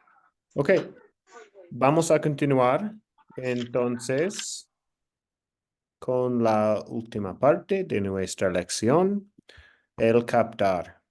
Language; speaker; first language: Spanish; non-native, fluent; English